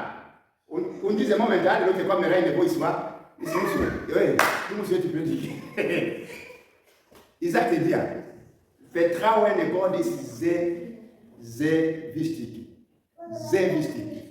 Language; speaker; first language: German; non-native, learner; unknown